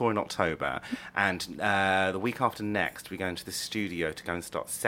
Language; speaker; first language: English; native; English